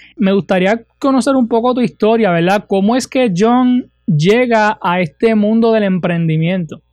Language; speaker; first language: Spanish; native; Spanish